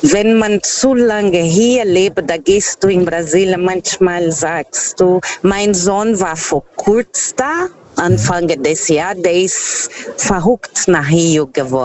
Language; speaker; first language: German; non-native, fluent; Portuguese